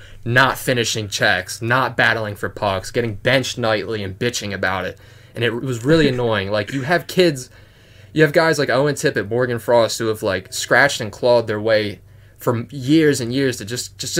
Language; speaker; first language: English; native; English